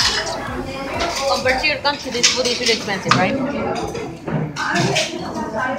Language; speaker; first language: English; non-native, fluent; Indonesian